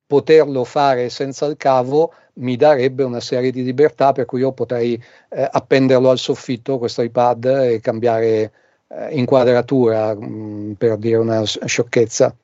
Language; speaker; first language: Italian; native; Italian